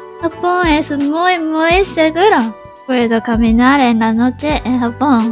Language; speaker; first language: Spanish; non-native, learner; Japanese